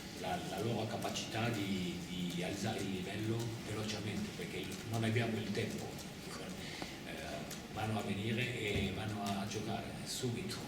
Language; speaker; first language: Italian; non-native, fluent; French